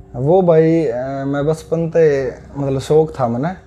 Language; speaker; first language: Hindi; native; Hindi